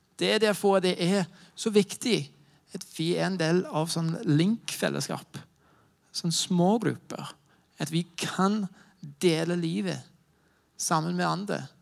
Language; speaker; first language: Norwegian; non-native, fluent; English